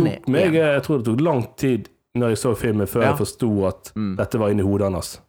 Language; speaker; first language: Norwegian; native; Norwegian